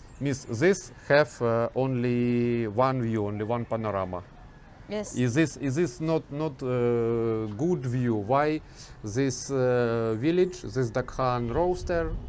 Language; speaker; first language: English; non-native, learner; Ukrainian